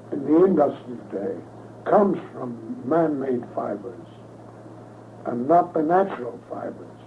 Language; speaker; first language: English; native; English